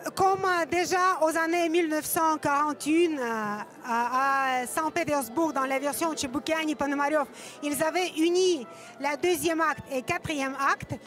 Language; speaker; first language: French; non-native, fluent; Russian